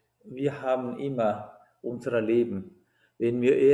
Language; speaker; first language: German; non-native, fluent; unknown